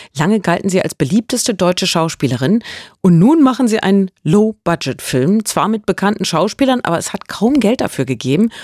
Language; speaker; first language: German; native; German